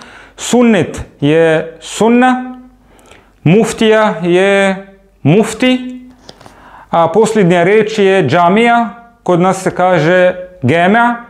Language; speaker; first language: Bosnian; non-native, fluent; Arabic